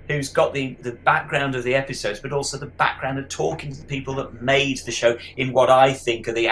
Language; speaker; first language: English; native; English